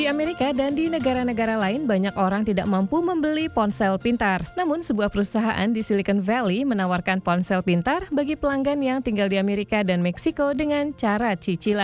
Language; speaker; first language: Indonesian; native; Indonesian